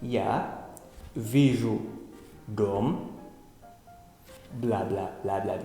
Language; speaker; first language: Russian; non-native, fluent; Indonesian